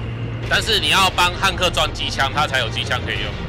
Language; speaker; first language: Chinese; native; Chinese